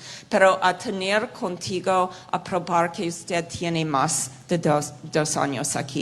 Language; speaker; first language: Spanish; non-native, fluent; English